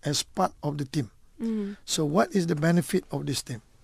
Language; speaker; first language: English; non-native, local second language; Malay